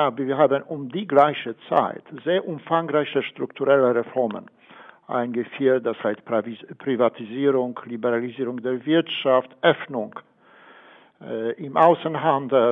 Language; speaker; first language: German; non-native, fluent; Polish